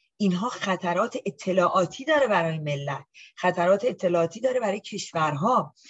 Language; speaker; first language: Persian; native; Persian